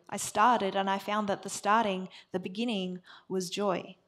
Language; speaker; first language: English; native; English